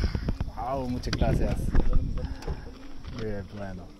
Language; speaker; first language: Spanish; non-native, learner; Chinese